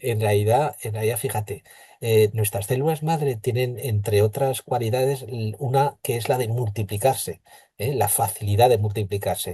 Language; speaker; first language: Spanish; native; Spanish